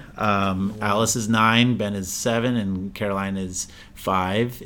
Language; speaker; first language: English; native; English